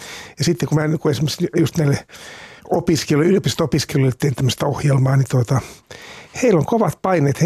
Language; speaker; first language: Finnish; native; Finnish